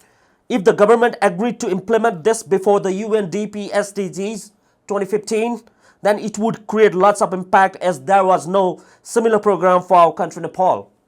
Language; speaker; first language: English; non-native, fluent; Nepali